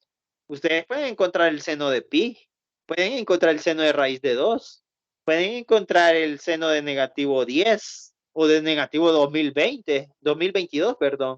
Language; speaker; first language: Spanish; native; Spanish